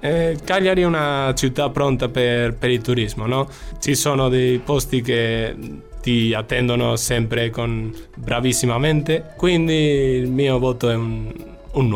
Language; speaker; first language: Italian; non-native, fluent; Spanish